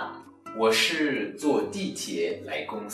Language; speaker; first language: Chinese; non-native, learner; Swahili